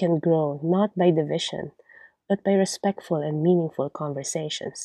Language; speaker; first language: English; non-native, local second language; Filipino